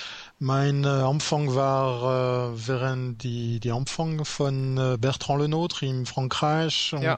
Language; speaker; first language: German; non-native, learner; French